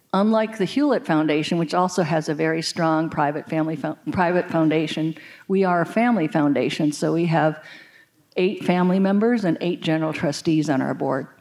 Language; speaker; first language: English; native; English